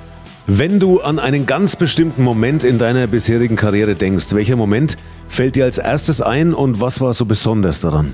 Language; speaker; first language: German; native; German